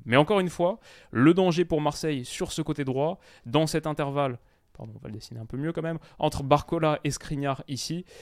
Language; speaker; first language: French; native; French